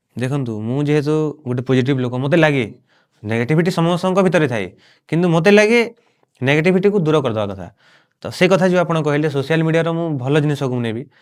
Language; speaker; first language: Odia; non-native, local second language; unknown